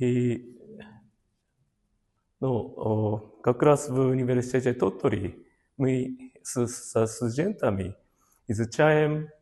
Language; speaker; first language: Russian; non-native, fluent; Japanese